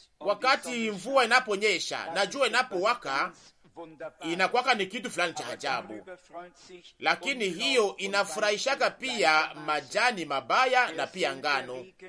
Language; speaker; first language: Swahili; native; Swahili